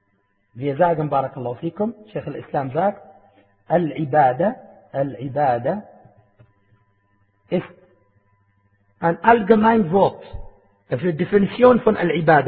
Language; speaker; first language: German; non-native, fluent; Arabic